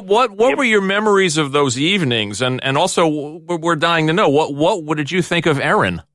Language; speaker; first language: English; native; English